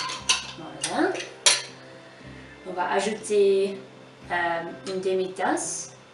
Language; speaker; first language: French; non-native, fluent; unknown